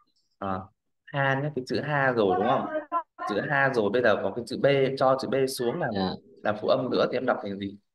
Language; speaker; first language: Vietnamese; native; Vietnamese